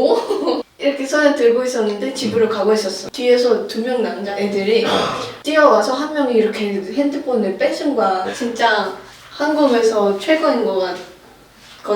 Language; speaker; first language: Korean; non-native, fluent; Arabic